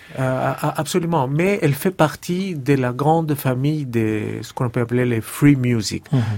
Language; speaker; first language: French; non-native, fluent; Greek